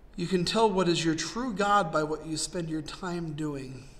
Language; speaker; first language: English; native; English